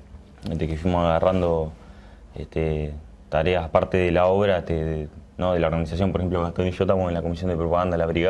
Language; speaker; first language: Spanish; native; Spanish